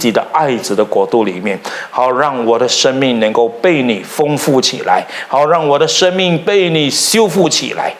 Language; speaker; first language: Chinese; native; Chinese